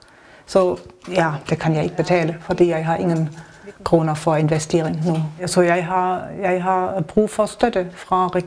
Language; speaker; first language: Danish; non-native, learner; German